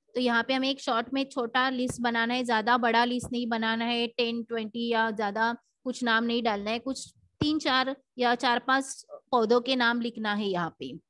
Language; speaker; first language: Hindi; non-native, local second language; Marathi